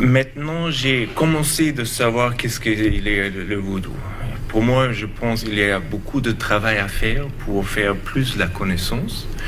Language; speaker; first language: French; non-native, learner; German